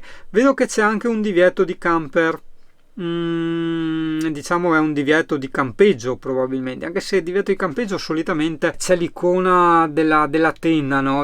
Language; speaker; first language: Italian; native; Italian